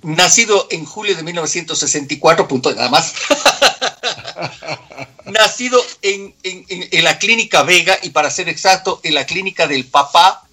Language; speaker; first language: Spanish; native; Spanish